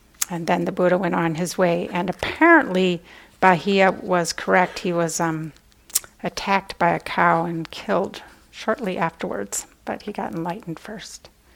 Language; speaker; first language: English; native; English